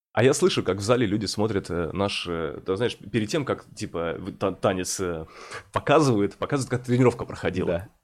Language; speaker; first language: Russian; native; Russian